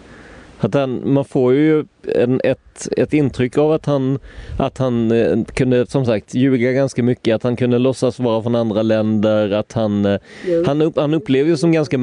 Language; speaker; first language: Swedish; native; Swedish